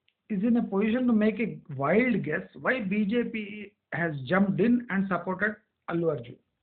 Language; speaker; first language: English; non-native, local second language; Telugu